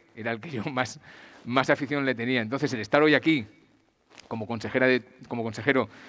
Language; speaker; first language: Spanish; native; Spanish